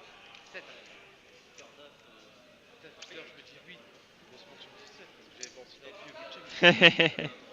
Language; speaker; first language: French; native; French